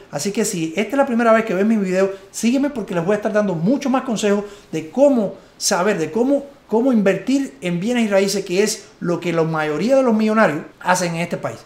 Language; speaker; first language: Spanish; native; Spanish